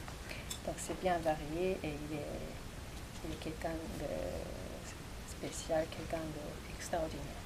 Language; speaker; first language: French; non-native, fluent; Japanese